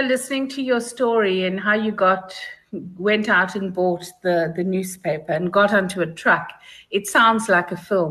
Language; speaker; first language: English; native; English